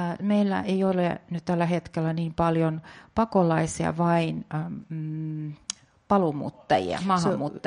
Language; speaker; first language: Finnish; non-native, fluent; Russian